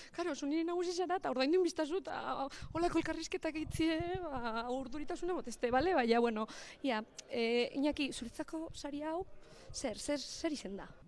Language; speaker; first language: Basque; native; Basque